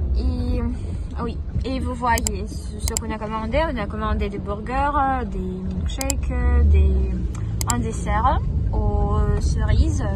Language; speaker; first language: French; non-native, fluent; Russian